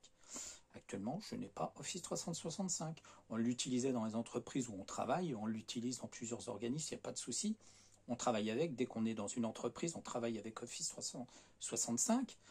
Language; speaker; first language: French; native; French